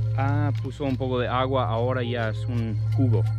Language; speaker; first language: Spanish; non-native, fluent; English